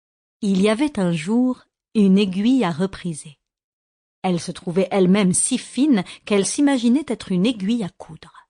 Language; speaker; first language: French; native; French